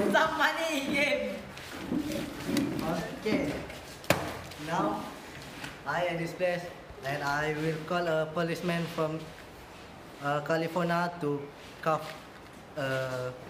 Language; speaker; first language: English; non-native, learner; Malay